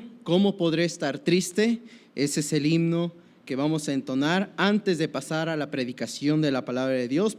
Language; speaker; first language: Spanish; native; Spanish